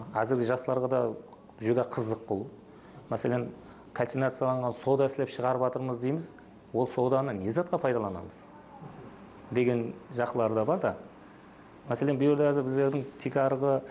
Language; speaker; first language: Uzbek; non-native, local second language; Kara-Kalpak